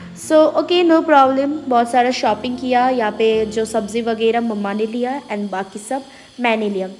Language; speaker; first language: Hindi; non-native, local second language; Bangla